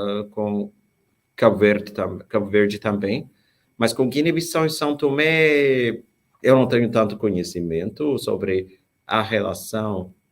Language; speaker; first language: Portuguese; non-native, fluent; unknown